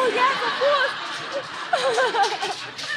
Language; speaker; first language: English; non-native, learner; Vietnamese